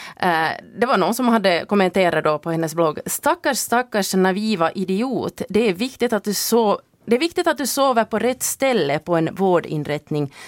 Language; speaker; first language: Swedish; native; Swedish